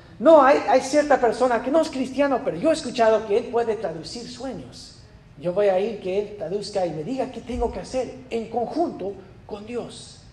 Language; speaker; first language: Spanish; non-native, fluent; English